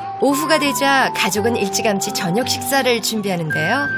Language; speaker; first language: Korean; native; Korean